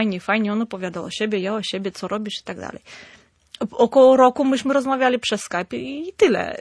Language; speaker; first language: Polish; non-native, fluent; Armenian